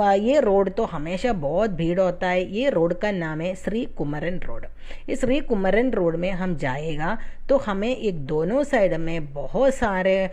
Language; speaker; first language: Hindi; non-native, fluent; Tamil